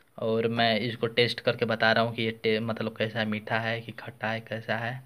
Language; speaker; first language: Hindi; native; Hindi